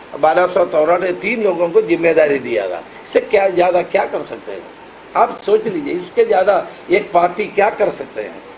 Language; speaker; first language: Hindi; non-native, local second language; Marathi